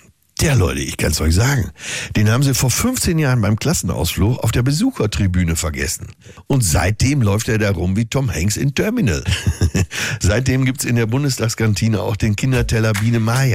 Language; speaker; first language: German; native; German